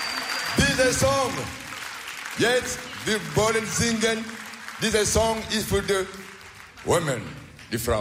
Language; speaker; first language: English; non-native, learner; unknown